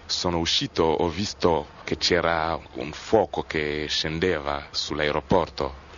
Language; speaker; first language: Italian; non-native, fluent; Kinyarwanda